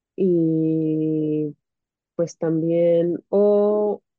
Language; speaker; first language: Spanish; early bilingual, heritage; Spanish